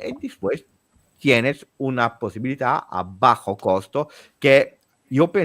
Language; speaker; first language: Spanish; non-native, fluent; Italian